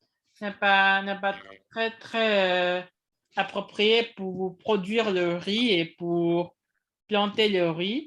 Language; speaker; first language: French; non-native, fluent; Indonesian